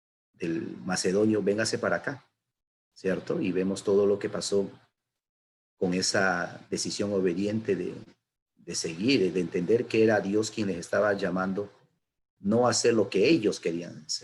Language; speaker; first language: Spanish; native; Spanish